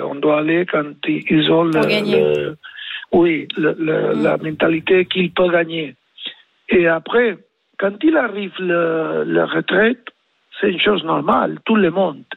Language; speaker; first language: French; non-native, learner; Spanish